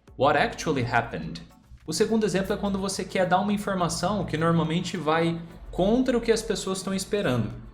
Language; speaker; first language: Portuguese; native; Portuguese